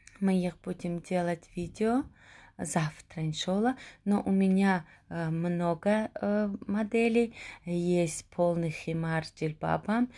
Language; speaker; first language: Russian; non-native, local second language; Tajik